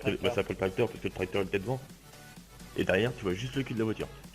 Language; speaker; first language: French; native; French